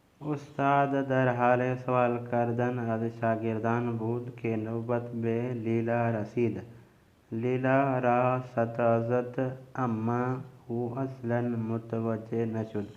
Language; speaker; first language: Persian; non-native, fluent; Urdu